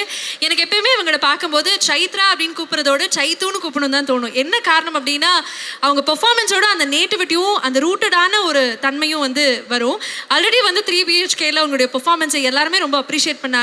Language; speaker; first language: Tamil; native; Tamil